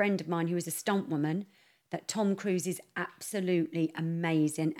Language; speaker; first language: English; native; English